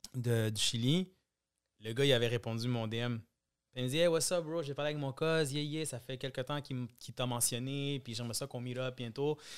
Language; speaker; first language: French; early bilingual, other home language; Spanish